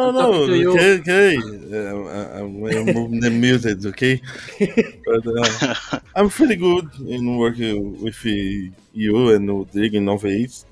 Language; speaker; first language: English; non-native, learner; Portuguese